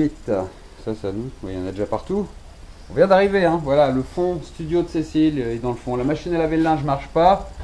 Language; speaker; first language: French; native; French